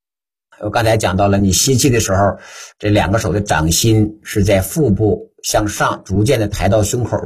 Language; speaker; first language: Chinese; native; Chinese